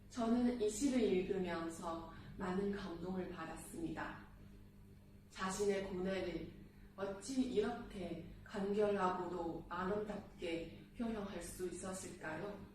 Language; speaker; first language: Korean; non-native, fluent; Chinese